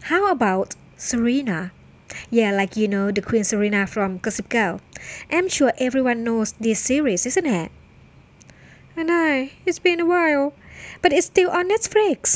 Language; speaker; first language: English; non-native, fluent; Thai